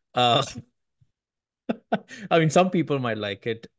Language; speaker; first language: English; non-native, local second language; Hindi